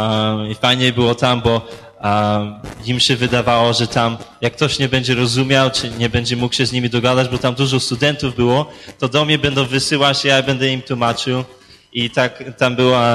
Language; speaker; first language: Polish; early bilingual, heritage; Polish